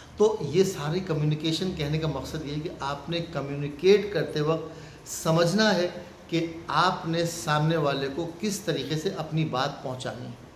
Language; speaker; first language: Urdu; native; Urdu